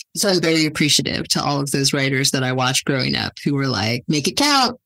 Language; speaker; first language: English; native; English